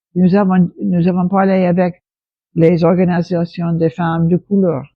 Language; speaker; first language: French; non-native, fluent; English